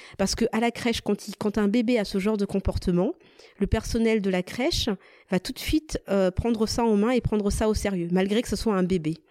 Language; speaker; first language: French; native; French